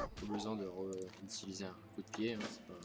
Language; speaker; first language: French; native; French